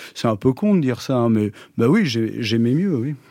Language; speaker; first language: French; native; French